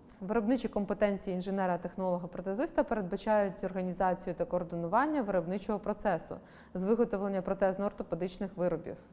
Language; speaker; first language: Ukrainian; native; Ukrainian